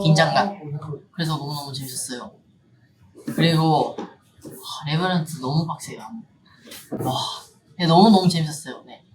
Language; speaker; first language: Korean; non-native, learner; Chinese